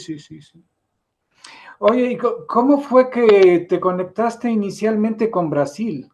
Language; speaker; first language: Spanish; native; Spanish